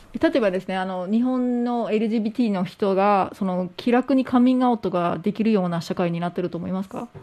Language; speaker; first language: Japanese; non-native, fluent; English